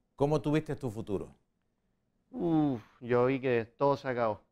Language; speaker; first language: Spanish; native; Spanish